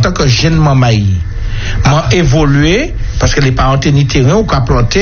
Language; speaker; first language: French; native; French